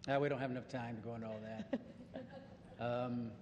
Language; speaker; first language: English; native; English